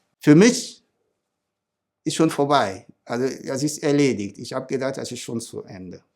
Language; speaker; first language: German; non-native, fluent; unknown